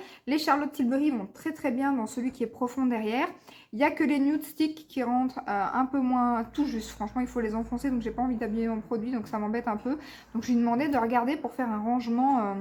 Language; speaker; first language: French; native; French